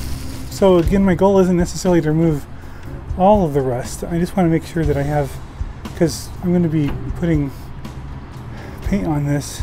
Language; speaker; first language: English; native; English